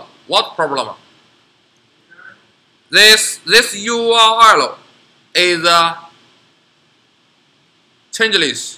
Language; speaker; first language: English; non-native, learner; Chinese